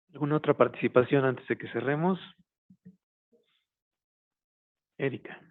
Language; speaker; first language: Spanish; native; Spanish